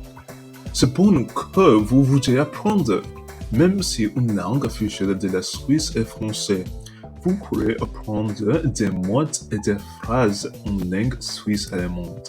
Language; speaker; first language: French; non-native, learner; English